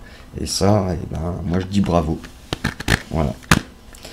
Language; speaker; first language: French; native; French